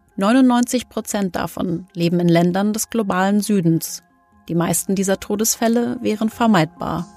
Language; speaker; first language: German; early bilingual, other home language; Kinyarwanda